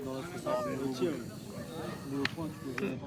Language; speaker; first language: French; native; French